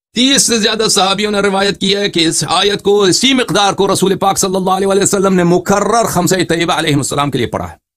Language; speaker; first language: Urdu; non-native, fluent; Persian